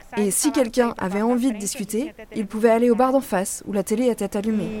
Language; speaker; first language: French; non-native, fluent; Portuguese